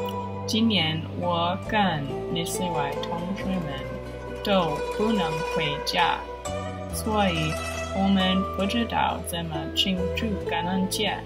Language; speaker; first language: Chinese; non-native, learner; English